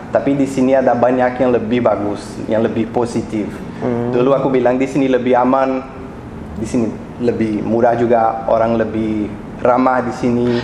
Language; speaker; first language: Indonesian; non-native, fluent; Portuguese